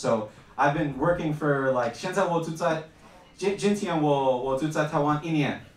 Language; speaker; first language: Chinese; non-native, learner; English